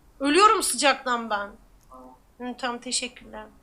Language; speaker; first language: Turkish; native; Turkish